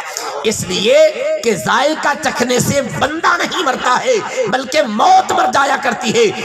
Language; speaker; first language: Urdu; non-native, local second language; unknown